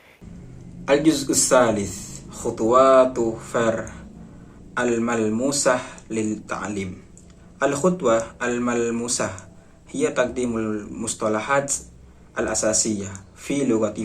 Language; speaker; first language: Arabic; non-native, learner; Indonesian